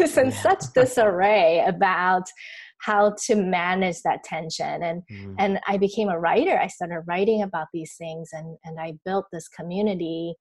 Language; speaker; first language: English; early bilingual, other home language; Chinese